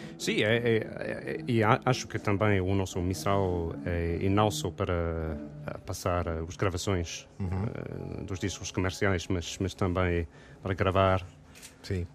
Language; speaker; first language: Portuguese; non-native, learner; English